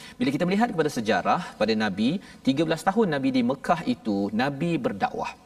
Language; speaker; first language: Malay; native; Malay